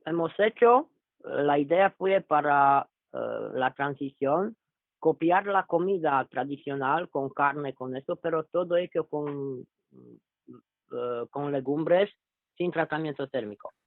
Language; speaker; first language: Spanish; non-native, fluent; Romanian